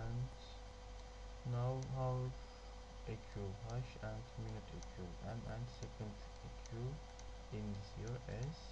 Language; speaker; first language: English; non-native, learner; Turkish